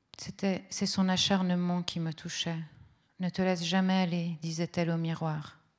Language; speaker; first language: French; early bilingual, other home language; Italian